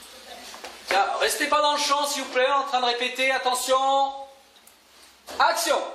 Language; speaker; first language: French; native; French